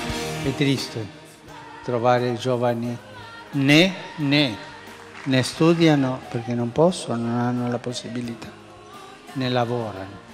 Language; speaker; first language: Italian; non-native, fluent; Spanish